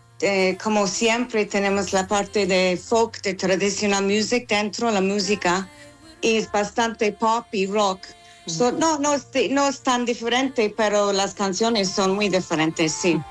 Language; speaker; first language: Spanish; non-native, fluent; English